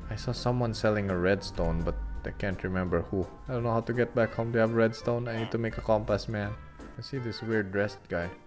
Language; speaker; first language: English; non-native, local second language; Filipino